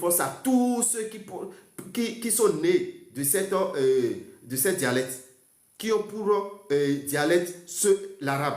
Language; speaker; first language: French; non-native, local second language; Fon